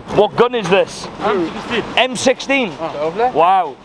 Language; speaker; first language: English; native; English